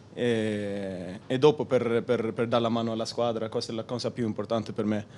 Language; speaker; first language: Italian; non-native, learner; Spanish